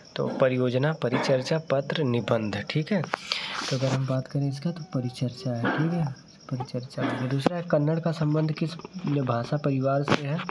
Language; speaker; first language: Hindi; native; Hindi